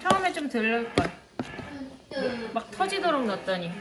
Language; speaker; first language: Korean; native; Korean